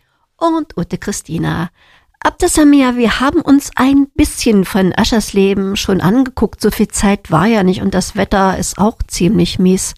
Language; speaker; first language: German; native; German